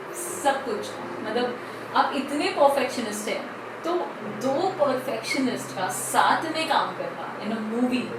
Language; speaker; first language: Hindi; native; Hindi